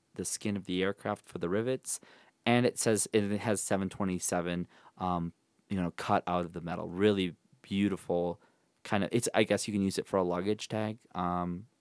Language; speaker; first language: English; native; English